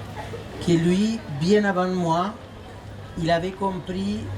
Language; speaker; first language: French; non-native, fluent; Spanish